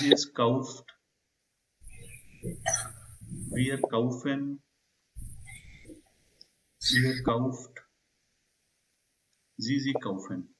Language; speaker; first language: German; non-native, fluent; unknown